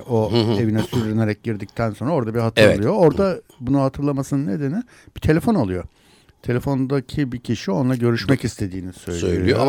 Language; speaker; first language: Turkish; native; Turkish